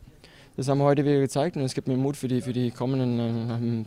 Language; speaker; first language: German; native; German